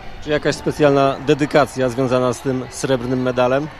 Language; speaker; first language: Polish; native; Polish